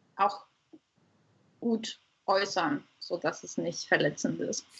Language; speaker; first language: German; non-native, fluent; Bulgarian